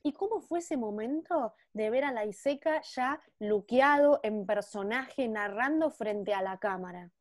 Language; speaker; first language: Spanish; native; Spanish